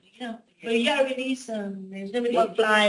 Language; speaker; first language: English; native; English